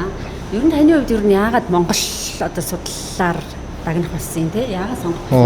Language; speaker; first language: Mongolian; native; Mongolian